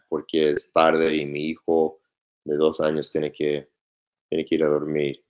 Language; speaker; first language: Spanish; non-native, learner; English